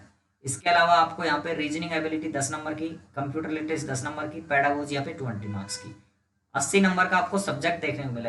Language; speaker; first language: Hindi; native; Hindi